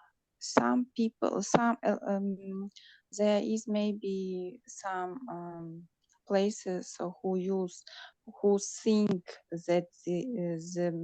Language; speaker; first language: English; non-native, learner; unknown